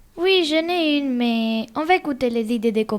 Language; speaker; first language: French; non-native, fluent; Spanish